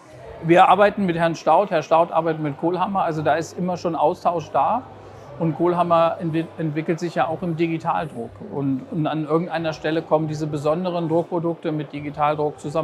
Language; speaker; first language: German; native; German